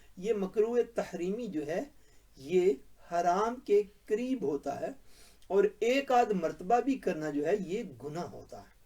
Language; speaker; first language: Urdu; non-native, local second language; Punjabi